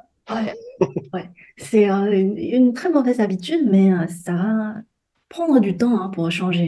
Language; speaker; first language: French; non-native, fluent; Chinese